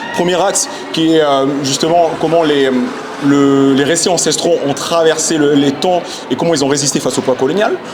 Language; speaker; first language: French; native; French